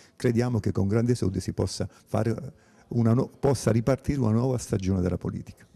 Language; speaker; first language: Italian; native; Italian